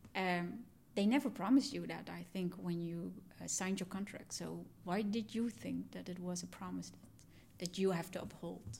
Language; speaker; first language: English; non-native, fluent; Dutch